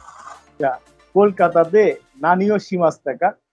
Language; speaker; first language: Japanese; non-native, fluent; Bangla